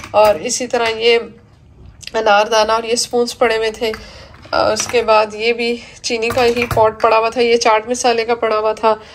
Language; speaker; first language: Urdu; non-native, local second language; Punjabi